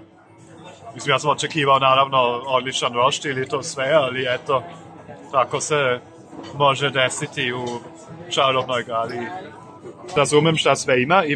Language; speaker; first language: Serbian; non-native, fluent; German